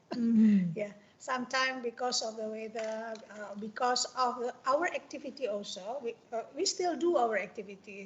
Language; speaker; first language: English; non-native, fluent; Indonesian